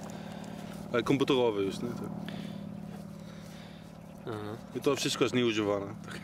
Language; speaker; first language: Polish; non-native, learner; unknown